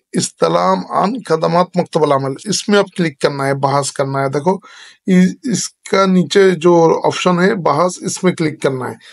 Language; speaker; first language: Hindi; non-native, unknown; Bangla